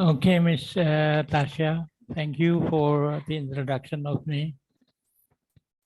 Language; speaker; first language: English; non-native, learner; Indonesian